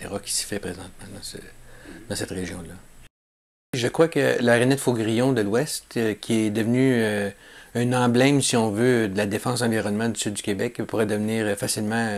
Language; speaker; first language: French; native; French